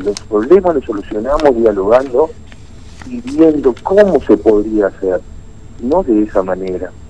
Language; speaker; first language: Spanish; native; Spanish